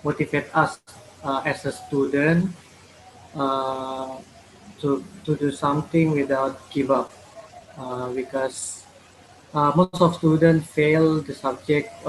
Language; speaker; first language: English; non-native, learner; Malay